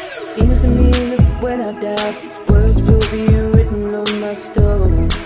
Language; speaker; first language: Turkish; non-native, learner; Indonesian